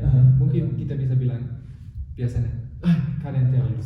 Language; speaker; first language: Indonesian; non-native, fluent; German